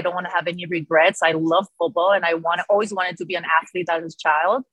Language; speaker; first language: English; non-native, fluent; Spanish